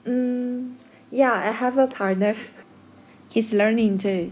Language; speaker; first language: English; non-native, fluent; Chinese